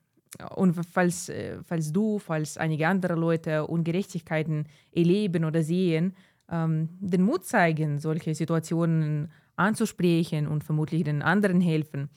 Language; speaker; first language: German; non-native, fluent; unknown